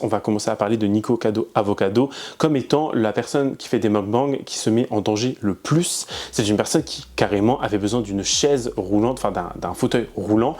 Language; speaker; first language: French; native; French